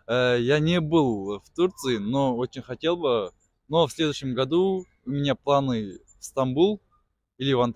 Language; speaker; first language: Russian; non-native, local second language; Kazakh